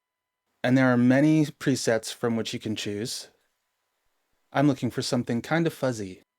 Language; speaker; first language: English; native; English